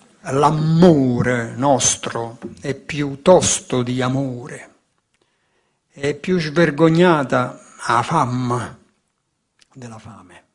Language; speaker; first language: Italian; native; Italian